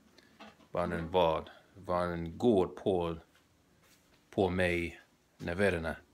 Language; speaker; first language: Swedish; non-native, learner; English